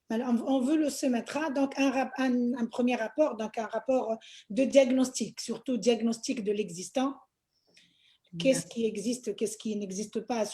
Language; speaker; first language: French; non-native, local second language; Arabic